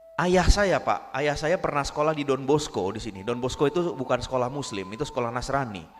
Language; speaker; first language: Indonesian; non-native, local second language; Minangkabau